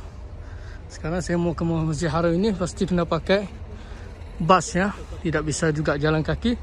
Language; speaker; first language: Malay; early bilingual, heritage; Malay